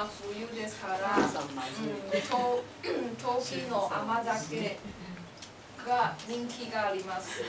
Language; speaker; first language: Japanese; non-native, learner; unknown